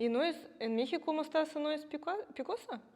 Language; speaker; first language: Spanish; non-native, fluent; Russian